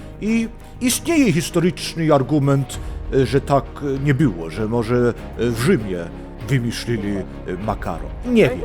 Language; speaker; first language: Polish; non-native, fluent; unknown